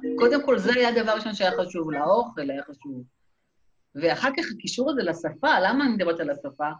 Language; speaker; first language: Hebrew; native; Hebrew